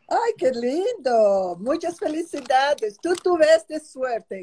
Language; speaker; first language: Spanish; non-native, fluent; Portuguese